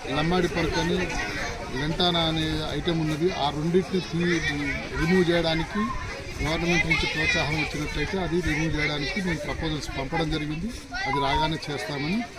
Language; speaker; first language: Telugu; native; Telugu